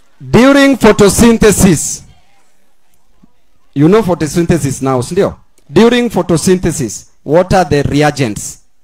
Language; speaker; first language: English; non-native, local second language; Luo (Kenya and Tanzania)